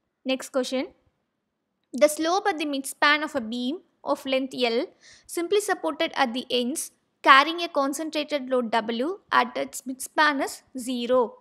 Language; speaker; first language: English; non-native, local second language; Tamil